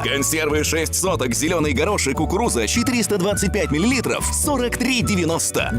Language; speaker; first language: Russian; native; Russian